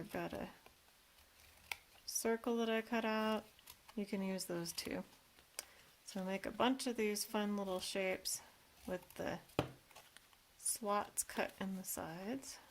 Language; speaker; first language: English; native; English